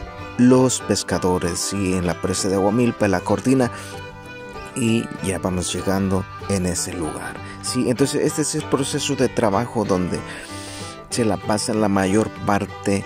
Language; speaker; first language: Spanish; native; Spanish